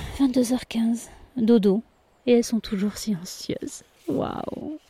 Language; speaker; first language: French; native; French